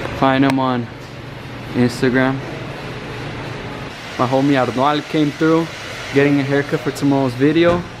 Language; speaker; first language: English; early bilingual, other home language; Spanish